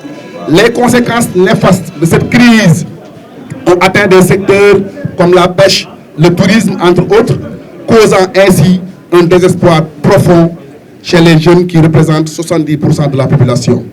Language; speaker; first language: French; non-native, local second language; Wolof